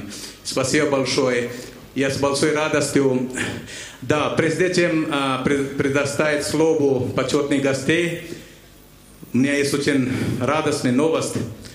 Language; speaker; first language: Russian; non-native, fluent; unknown